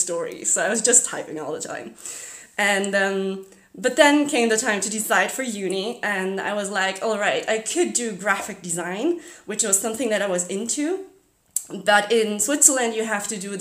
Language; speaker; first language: English; non-native, fluent; German